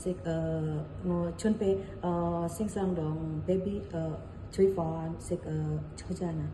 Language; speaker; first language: Cantonese; non-native, learner; Indonesian